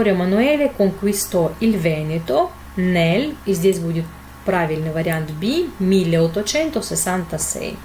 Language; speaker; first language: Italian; non-native, fluent; Russian